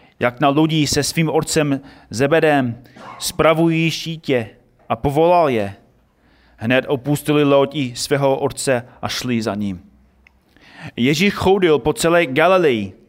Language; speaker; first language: Czech; non-native, fluent; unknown